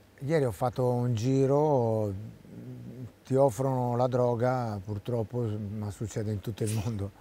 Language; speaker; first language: Italian; native; Italian